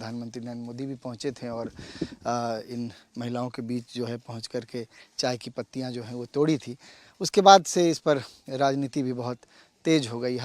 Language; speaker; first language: Hindi; native; Hindi